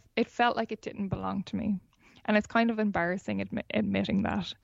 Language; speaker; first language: English; native; English